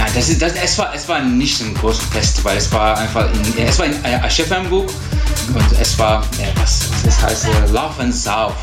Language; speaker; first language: German; non-native, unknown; Turkish